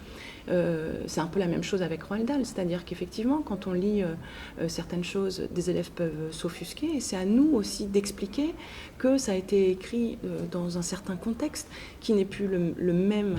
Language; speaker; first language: French; native; French